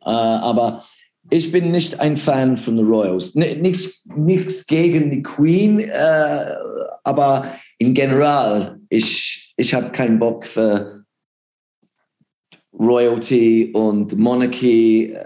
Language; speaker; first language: German; non-native, learner; English